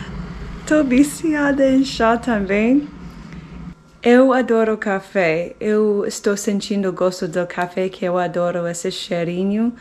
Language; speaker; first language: Portuguese; non-native, fluent; English